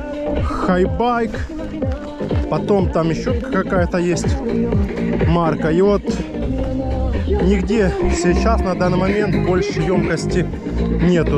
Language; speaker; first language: Russian; native; Russian